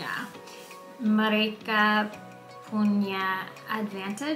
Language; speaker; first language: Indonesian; non-native, learner; English